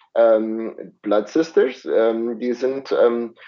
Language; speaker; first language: German; non-native, fluent; Afrikaans